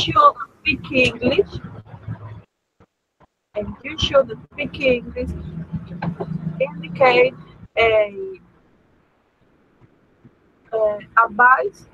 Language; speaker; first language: English; non-native, learner; Spanish